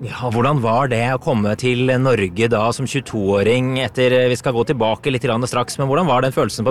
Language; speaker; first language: Norwegian; native; Norwegian